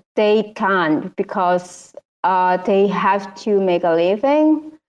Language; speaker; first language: English; non-native, learner; Indonesian